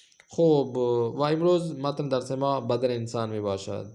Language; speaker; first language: Persian; non-native, fluent; Urdu